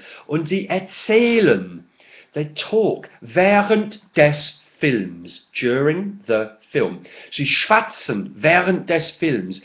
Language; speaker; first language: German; non-native, fluent; English